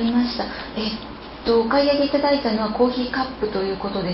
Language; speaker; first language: Japanese; native; Japanese